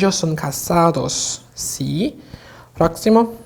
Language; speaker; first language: Spanish; non-native, fluent; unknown